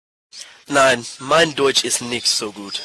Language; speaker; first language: German; non-native, learner; English